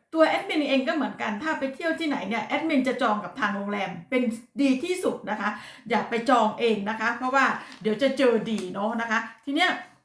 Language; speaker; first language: Thai; native; Thai